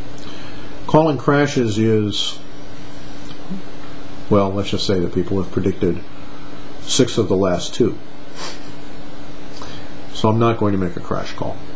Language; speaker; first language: English; native; English